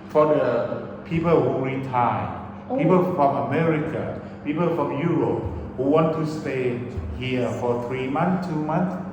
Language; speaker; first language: English; early bilingual, other home language; Thai